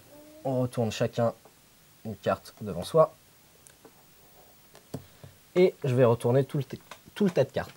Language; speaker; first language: French; native; French